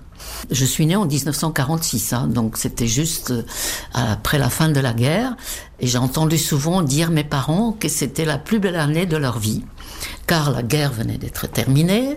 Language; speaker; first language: French; non-native, fluent; Czech